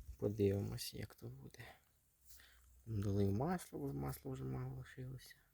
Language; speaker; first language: Ukrainian; native; Ukrainian